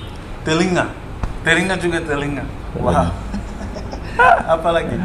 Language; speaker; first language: Indonesian; non-native, fluent; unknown